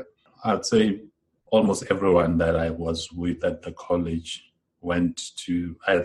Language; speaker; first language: English; non-native, local second language; Zulu